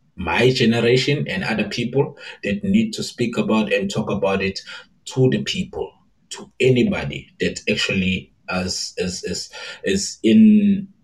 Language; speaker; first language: English; non-native, local second language; Zulu